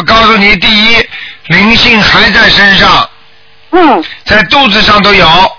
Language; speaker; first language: Chinese; native; Chinese